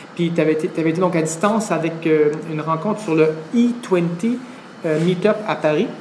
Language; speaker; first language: French; native; French